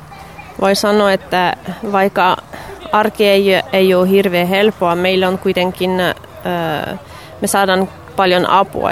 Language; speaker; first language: Finnish; non-native, fluent; French